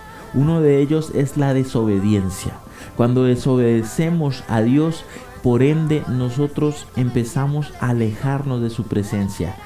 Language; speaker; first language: Spanish; native; Spanish